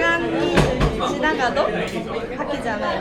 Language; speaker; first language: Korean; non-native, learner; Japanese